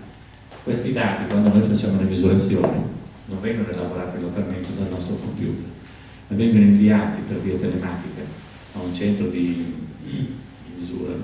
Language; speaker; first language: Italian; native; Italian